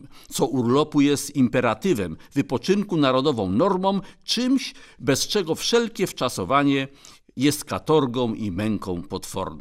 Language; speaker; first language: Polish; native; Polish